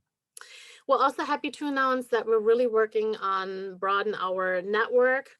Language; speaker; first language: English; non-native, fluent; German